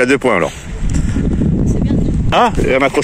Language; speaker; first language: French; native; French